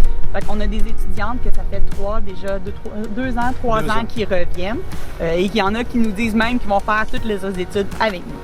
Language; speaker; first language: French; native; French